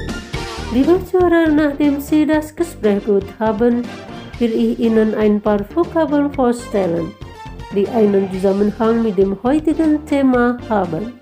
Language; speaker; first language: German; non-native, fluent; Indonesian